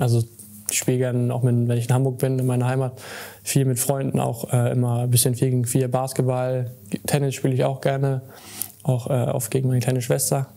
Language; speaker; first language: German; native; German